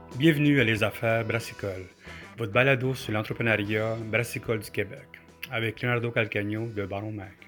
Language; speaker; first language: French; native; French